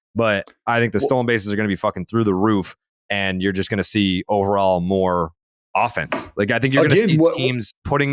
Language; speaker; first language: English; native; English